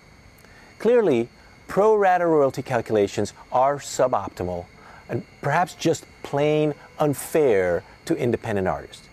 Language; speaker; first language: English; native; English